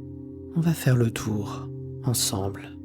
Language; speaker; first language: French; native; French